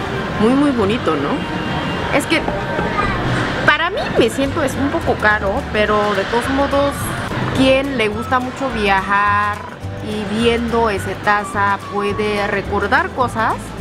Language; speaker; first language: Spanish; non-native, learner; Korean